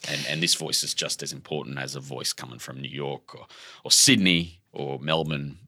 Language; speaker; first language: English; native; English